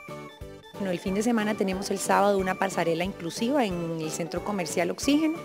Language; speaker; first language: Spanish; native; Spanish